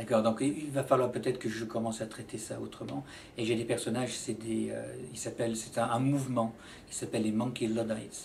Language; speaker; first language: French; native; French